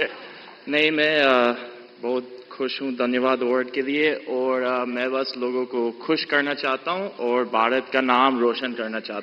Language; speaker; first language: Hindi; non-native, fluent; English